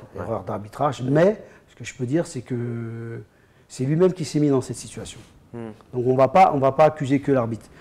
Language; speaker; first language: French; native; French